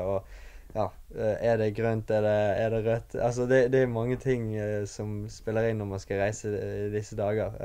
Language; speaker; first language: Norwegian; native; Norwegian